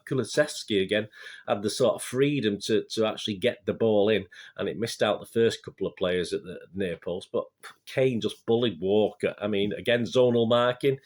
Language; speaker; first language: English; native; English